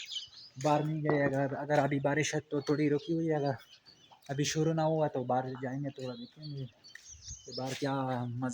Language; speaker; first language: Hindi; non-native, local second language; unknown